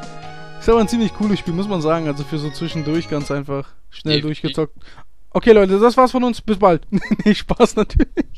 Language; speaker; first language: German; native; German